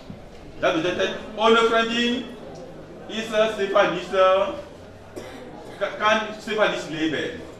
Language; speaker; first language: German; non-native, learner; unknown